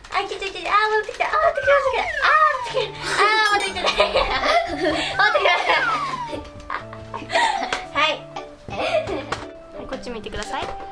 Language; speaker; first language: Japanese; native; Japanese